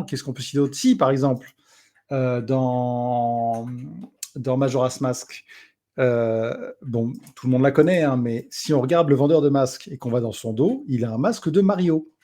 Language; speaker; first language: French; native; French